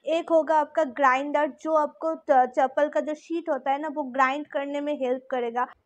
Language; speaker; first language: Hindi; non-native, local second language; Bangla